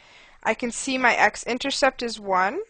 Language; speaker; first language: English; native; English